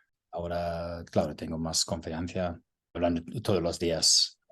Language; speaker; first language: Spanish; non-native, learner; German